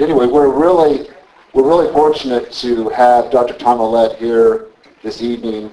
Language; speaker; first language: English; native; English